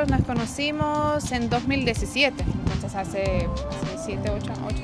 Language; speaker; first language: Spanish; non-native, fluent; Lithuanian